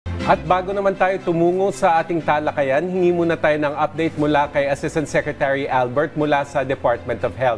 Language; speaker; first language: Filipino; native; Filipino